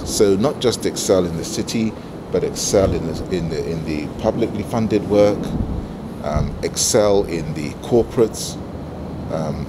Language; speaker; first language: English; non-native, local second language; Igbo